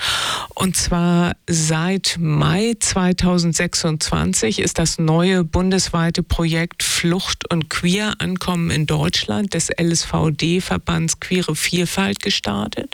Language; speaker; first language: German; native; German